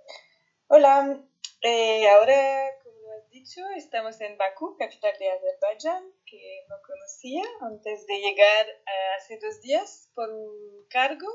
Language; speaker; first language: Spanish; non-native, fluent; French